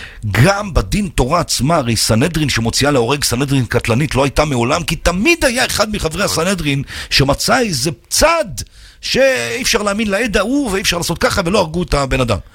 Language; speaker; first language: Hebrew; native; Hebrew